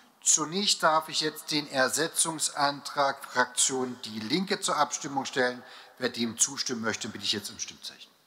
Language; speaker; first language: German; native; German